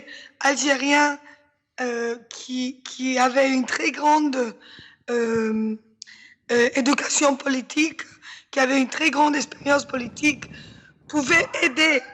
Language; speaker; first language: French; non-native, fluent; Spanish